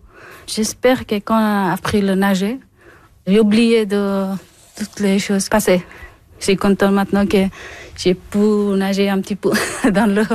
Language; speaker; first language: French; non-native, learner; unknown